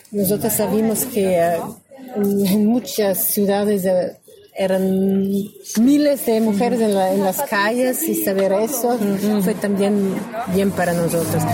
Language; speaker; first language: Spanish; non-native, learner; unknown